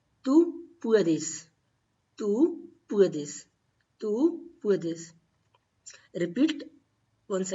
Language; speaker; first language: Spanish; non-native, fluent; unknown